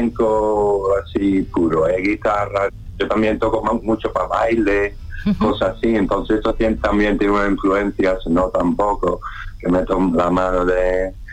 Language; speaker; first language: Spanish; non-native, fluent; English